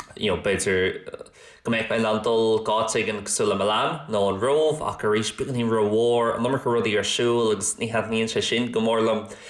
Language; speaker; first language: Irish; non-native, local second language; English